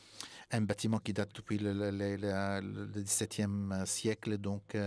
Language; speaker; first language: French; non-native, fluent; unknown